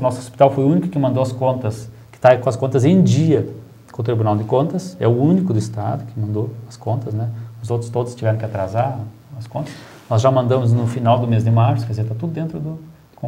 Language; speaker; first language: Portuguese; native; Portuguese